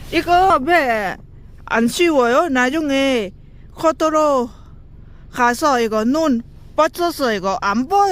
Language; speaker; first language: Korean; non-native, learner; Lao